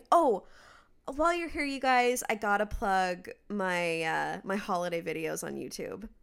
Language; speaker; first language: English; native; English